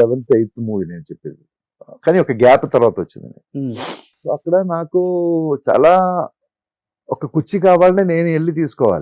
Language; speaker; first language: Telugu; non-native, fluent; Malayalam